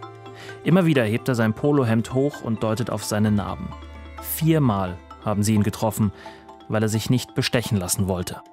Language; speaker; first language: German; native; German